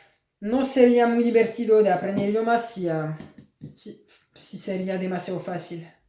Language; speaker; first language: Spanish; non-native, learner; French